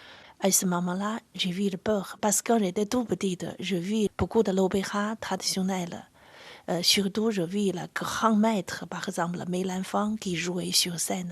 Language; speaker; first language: French; non-native, fluent; Chinese